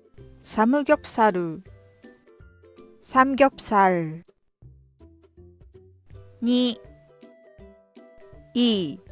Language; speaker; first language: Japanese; non-native, fluent; Korean